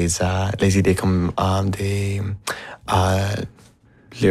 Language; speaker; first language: French; non-native, fluent; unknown